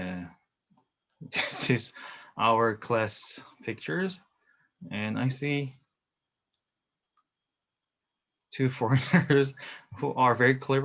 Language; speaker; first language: English; non-native, learner; Korean